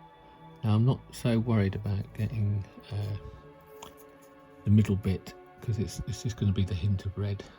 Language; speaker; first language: English; native; English